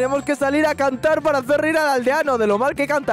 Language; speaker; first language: Spanish; native; Spanish